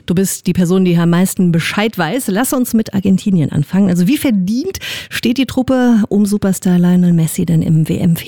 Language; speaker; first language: German; native; German